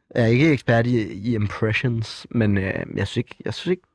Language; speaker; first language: Danish; native; Danish